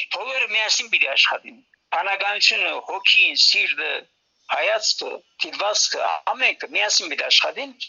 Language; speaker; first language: Armenian; early bilingual, heritage; Armenian